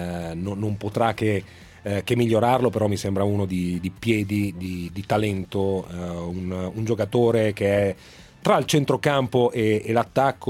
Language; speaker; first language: Italian; native; Italian